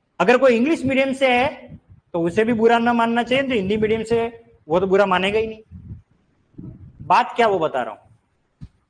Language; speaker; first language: Hindi; native; Hindi